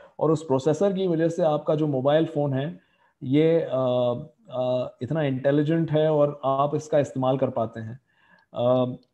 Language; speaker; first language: Hindi; native; Hindi